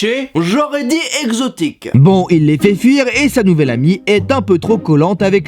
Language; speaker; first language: French; native; French